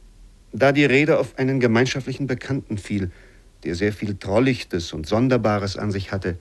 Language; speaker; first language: German; native; German